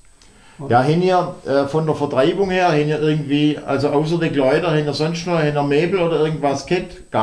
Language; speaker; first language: German; native; German